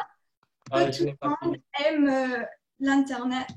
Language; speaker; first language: French; non-native, fluent; English